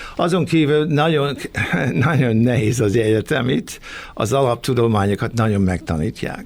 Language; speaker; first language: Hungarian; early bilingual, heritage; Hungarian